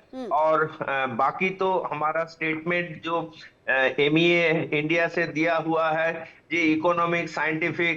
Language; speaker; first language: Hindi; non-native, local second language; Bangla